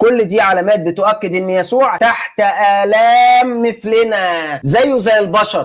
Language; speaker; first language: Arabic; native; Arabic